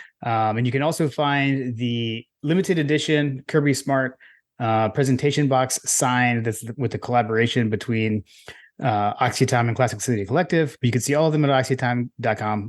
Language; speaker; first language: English; native; English